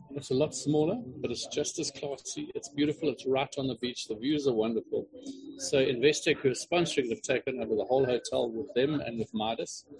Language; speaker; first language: English; native; English